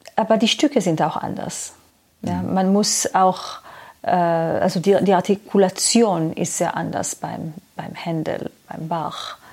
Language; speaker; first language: German; non-native, fluent; Hebrew